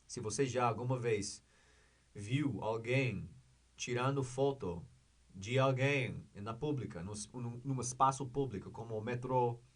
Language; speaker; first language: Portuguese; non-native, learner; English